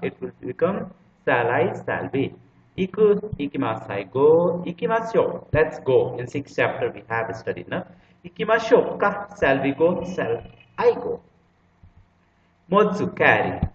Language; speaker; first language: English; non-native, local second language; Nepali